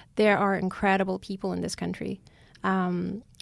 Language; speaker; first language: English; non-native, fluent; Armenian